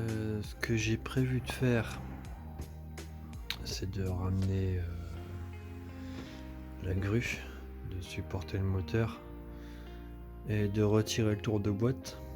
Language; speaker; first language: French; native; French